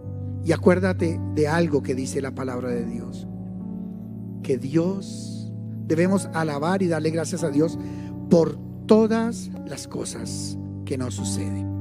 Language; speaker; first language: Spanish; native; Spanish